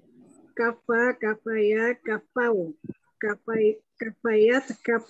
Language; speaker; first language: Arabic; non-native, learner; Indonesian